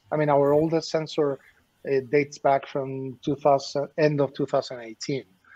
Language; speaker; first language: English; non-native, fluent; Spanish